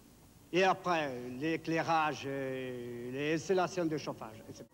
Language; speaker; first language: French; non-native, fluent; Hungarian